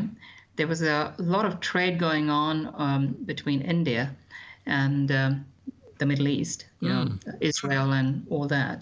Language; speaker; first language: English; non-native, local second language; Malayalam